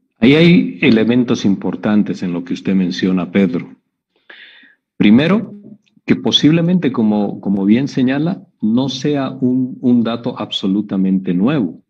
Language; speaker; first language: Spanish; native; Spanish